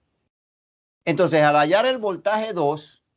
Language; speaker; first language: Spanish; native; Spanish